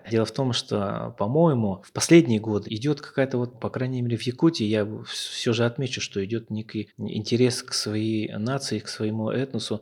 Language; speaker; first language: Russian; native; Russian